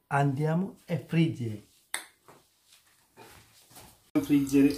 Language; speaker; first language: Italian; non-native, learner; Sinhala